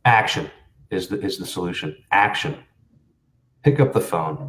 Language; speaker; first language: English; native; English